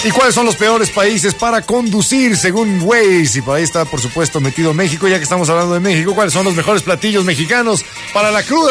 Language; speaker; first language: Spanish; native; Spanish